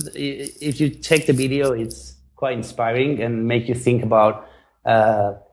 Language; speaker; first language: English; non-native, fluent; Spanish